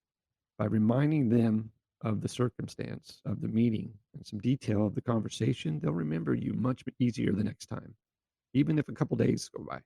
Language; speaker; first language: English; native; English